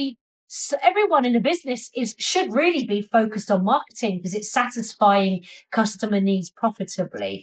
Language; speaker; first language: English; native; English